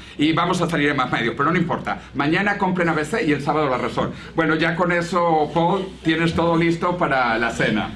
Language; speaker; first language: Spanish; native; Spanish